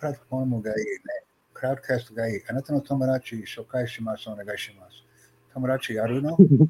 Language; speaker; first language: Japanese; non-native, learner; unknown